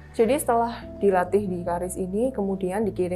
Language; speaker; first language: Indonesian; native; Indonesian